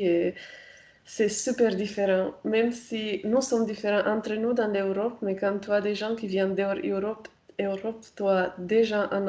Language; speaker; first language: French; non-native, fluent; Romanian